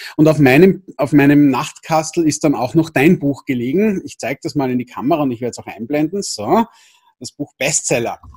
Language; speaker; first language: German; native; German